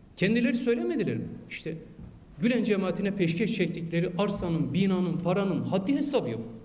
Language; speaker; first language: Turkish; non-native, local second language; Kurdish